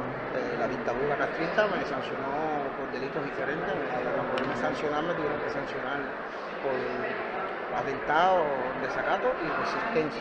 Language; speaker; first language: Spanish; native; Spanish